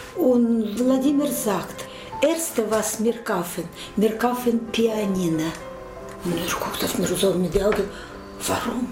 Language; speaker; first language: German; non-native, learner; Russian